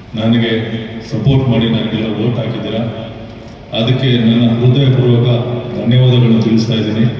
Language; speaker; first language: Kannada; native; Kannada